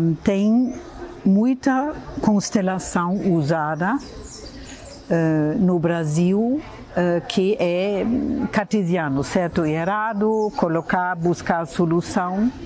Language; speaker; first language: Portuguese; non-native, fluent; German